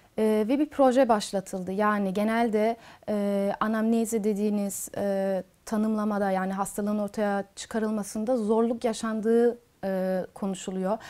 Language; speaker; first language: Turkish; early bilingual, heritage; Turkish